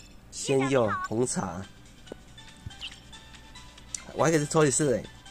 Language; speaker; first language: Chinese; native; Chinese